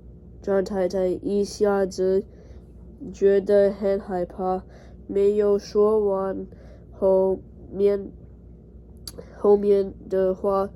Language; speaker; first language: Chinese; non-native, learner; English